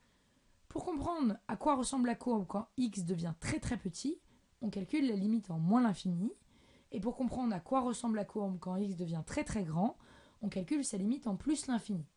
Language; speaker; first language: French; native; French